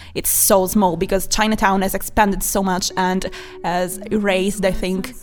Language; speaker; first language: English; non-native, fluent; Italian